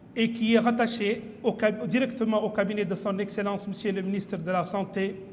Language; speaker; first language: French; non-native, local second language; Arabic